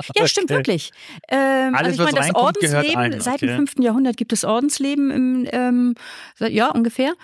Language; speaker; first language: German; native; German